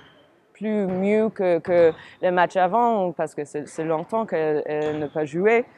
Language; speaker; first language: French; non-native, fluent; English